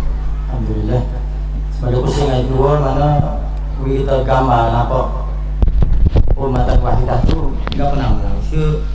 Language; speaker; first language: Malay; native; Malay